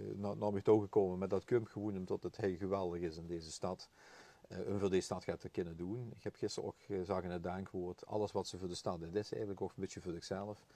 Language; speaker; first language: Dutch; non-native, local second language; Limburgish